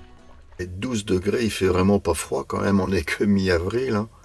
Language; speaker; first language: French; native; French